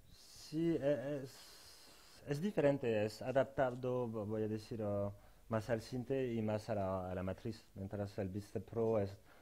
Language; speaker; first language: Spanish; non-native, fluent; French